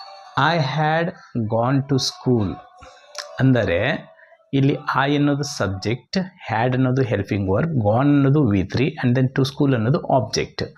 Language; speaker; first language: Kannada; native; Kannada